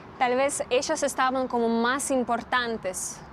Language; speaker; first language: Spanish; non-native, learner; Russian